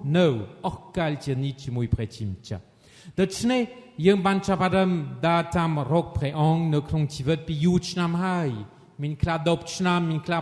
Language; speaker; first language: Khmer; non-native, fluent; French